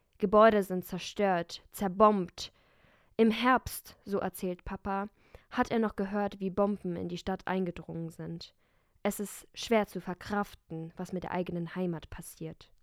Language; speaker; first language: German; early bilingual, other home language; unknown